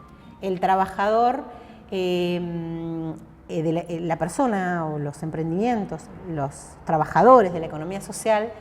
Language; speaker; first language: Spanish; native; Spanish